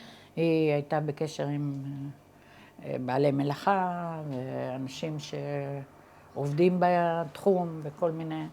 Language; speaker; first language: Hebrew; early bilingual, other home language; Arabic